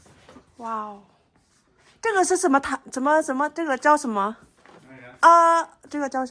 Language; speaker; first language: Chinese; non-native, learner; Vietnamese